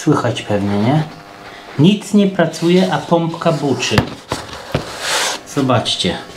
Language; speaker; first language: Polish; native; Polish